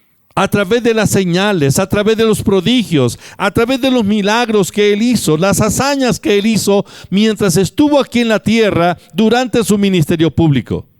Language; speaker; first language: Spanish; native; Spanish